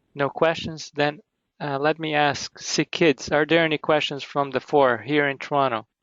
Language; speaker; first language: English; native; English